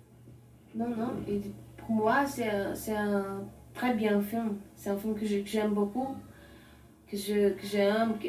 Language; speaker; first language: French; non-native, learner; Portuguese